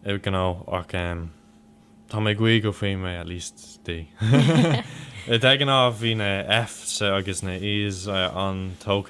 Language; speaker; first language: Irish; non-native, local second language; English